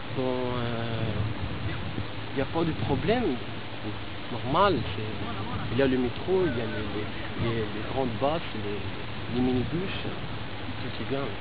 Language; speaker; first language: French; non-native, local second language; Arabic